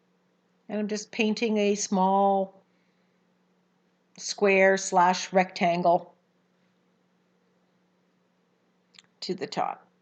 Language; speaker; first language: English; native; English